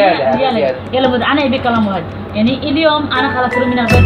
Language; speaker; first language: Arabic; non-native, learner; Nepali